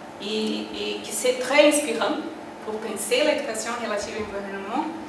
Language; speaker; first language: French; non-native, learner; Portuguese